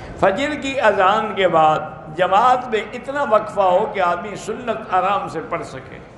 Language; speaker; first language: Urdu; early bilingual, heritage; Urdu